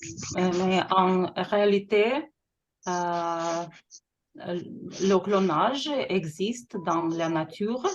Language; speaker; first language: French; non-native, fluent; Russian